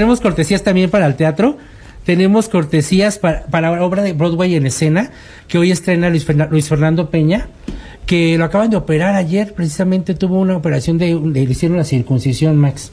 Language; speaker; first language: Spanish; native; Spanish